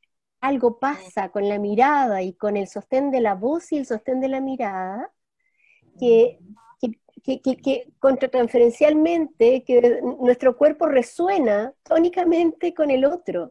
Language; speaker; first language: Spanish; native; Spanish